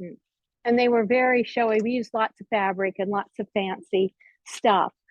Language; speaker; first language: English; native; English